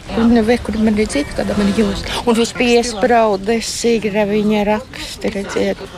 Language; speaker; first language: Latvian; native; Latvian